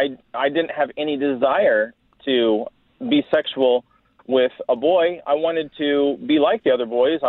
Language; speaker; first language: English; native; English